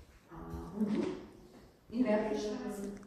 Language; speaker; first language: German; non-native, fluent; Croatian